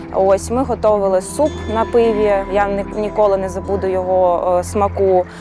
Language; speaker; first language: Ukrainian; native; Ukrainian